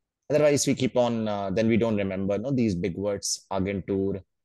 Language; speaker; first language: English; non-native, local second language; Hindi